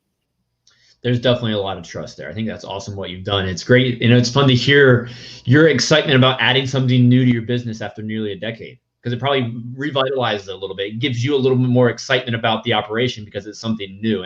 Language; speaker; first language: English; native; English